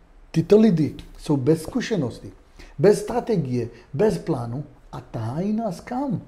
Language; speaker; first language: Czech; non-native, fluent; Hebrew